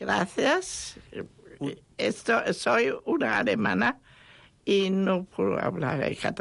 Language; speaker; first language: Spanish; non-native, fluent; German